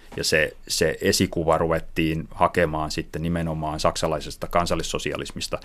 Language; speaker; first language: Finnish; native; Finnish